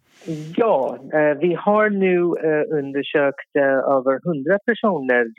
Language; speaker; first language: Swedish; non-native, fluent; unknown